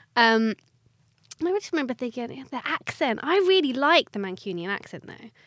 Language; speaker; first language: English; native; English